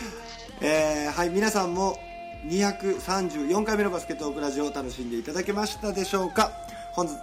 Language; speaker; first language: Japanese; native; Japanese